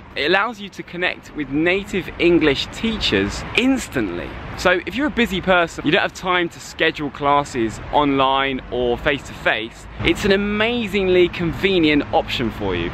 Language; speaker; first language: English; native; English